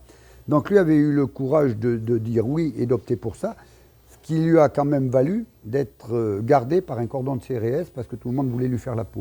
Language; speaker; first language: French; native; French